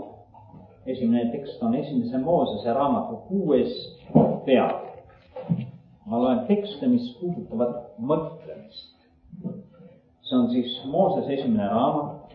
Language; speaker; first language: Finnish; non-native, learner; Estonian